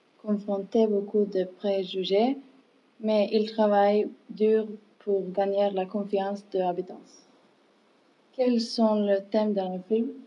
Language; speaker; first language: French; non-native, learner; English